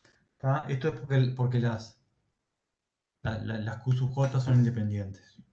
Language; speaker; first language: Spanish; native; Spanish